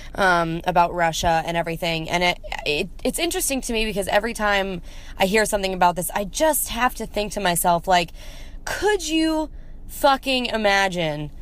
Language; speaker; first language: English; native; English